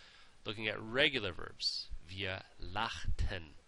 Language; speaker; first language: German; non-native, fluent; English